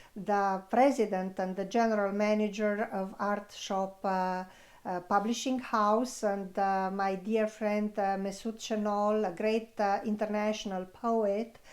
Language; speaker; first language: English; non-native, fluent; Romanian